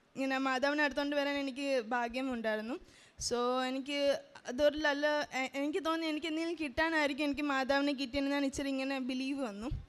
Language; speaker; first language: Malayalam; early bilingual, heritage; Malayalam